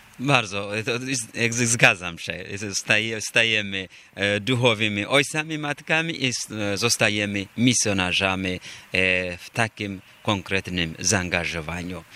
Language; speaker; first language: Polish; non-native, fluent; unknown